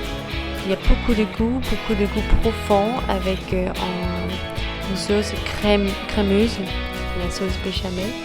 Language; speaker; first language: French; non-native, fluent; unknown